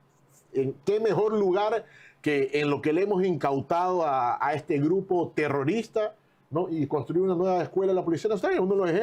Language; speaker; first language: Spanish; native; Spanish